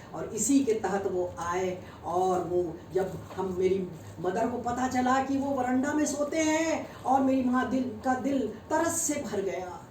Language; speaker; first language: Hindi; native; Hindi